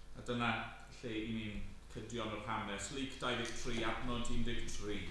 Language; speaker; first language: Welsh; native; Welsh